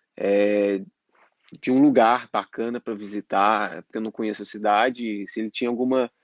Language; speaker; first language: Portuguese; native; Portuguese